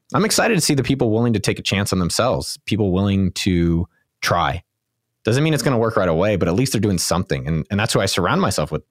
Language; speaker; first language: English; native; English